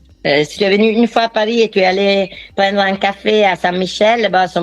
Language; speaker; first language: French; non-native, fluent; Italian